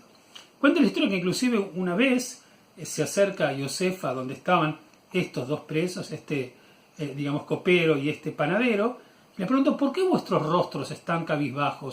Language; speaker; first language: Spanish; native; Spanish